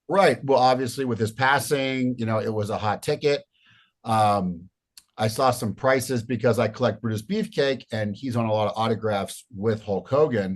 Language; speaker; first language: English; native; English